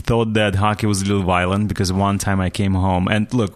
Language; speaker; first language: English; non-native, fluent; Russian